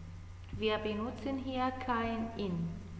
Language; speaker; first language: German; non-native, fluent; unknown